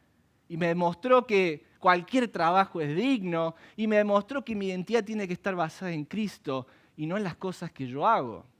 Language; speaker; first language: Spanish; native; Spanish